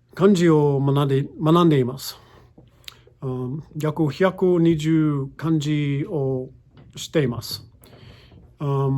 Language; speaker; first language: Japanese; non-native, learner; English